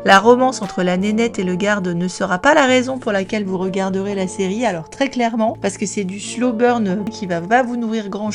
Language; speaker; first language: French; native; French